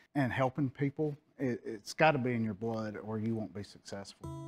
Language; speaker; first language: English; native; English